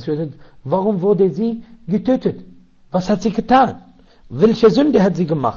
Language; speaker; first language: German; non-native, learner; Arabic